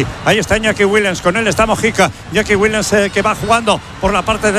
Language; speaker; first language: Spanish; native; Spanish